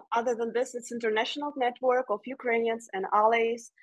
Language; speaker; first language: English; non-native, fluent; Ukrainian